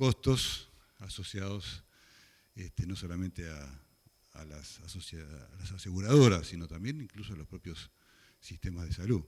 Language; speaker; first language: Spanish; native; Spanish